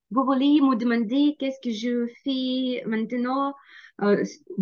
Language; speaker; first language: French; non-native, learner; Ukrainian